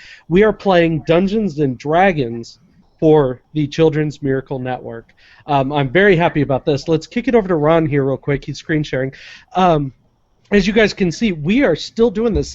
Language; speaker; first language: English; native; English